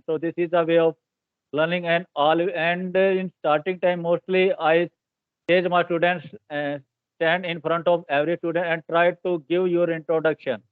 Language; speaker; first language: English; non-native, learner; Hindi